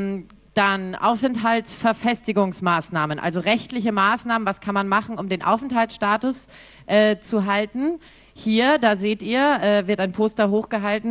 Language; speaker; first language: German; native; German